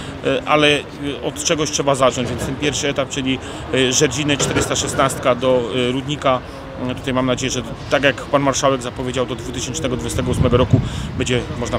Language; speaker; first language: Polish; native; Polish